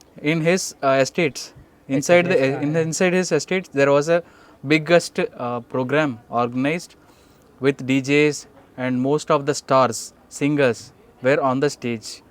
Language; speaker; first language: English; non-native, local second language; Tamil